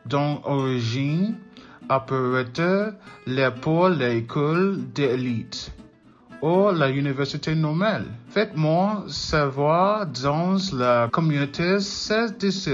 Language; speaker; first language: French; non-native, learner; English